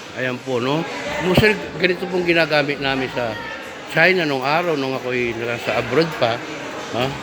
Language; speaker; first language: Filipino; non-native, local second language; Pampanga